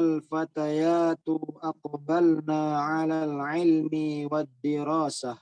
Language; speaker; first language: Arabic; non-native, learner; Indonesian